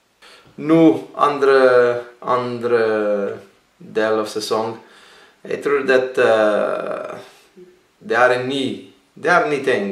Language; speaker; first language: Norwegian; non-native, learner; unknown